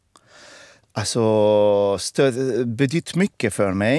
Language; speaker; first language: Swedish; non-native, fluent; Arabic